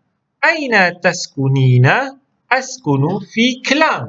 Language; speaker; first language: Arabic; non-native, local second language; Malay